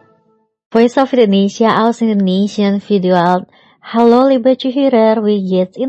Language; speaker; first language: German; non-native, fluent; Indonesian